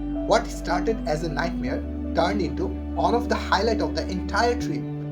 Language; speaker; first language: English; non-native, local second language; Bangla